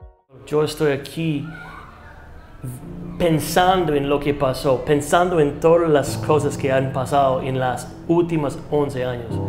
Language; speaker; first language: Spanish; non-native, fluent; English